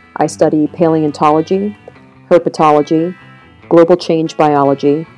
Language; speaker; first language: English; native; English